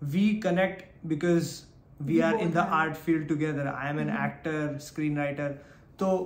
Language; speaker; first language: Hindi; non-native, local second language; Gujarati